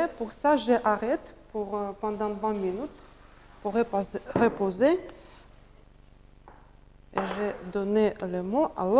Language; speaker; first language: French; non-native, learner; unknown